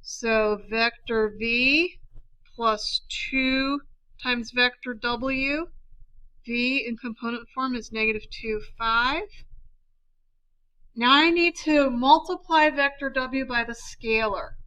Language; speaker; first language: English; native; English